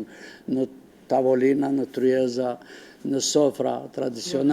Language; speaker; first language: Albanian; native; Albanian